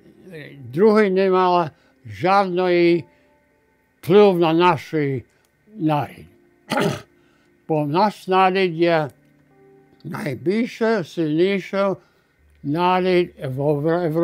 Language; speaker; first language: Ukrainian; early bilingual, heritage; Ukrainian